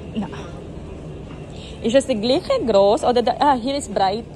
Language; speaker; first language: German; non-native, learner; Filipino